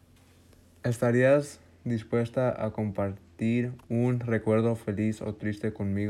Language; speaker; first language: Spanish; early bilingual, heritage; Spanish